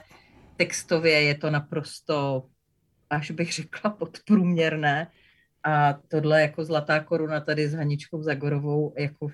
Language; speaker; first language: Czech; native; Czech